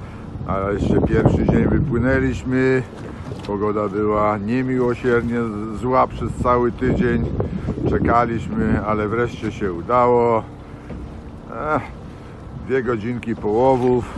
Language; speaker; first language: Polish; native; Polish